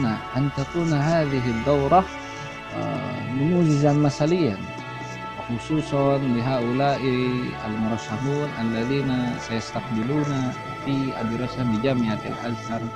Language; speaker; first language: Arabic; non-native, fluent; Indonesian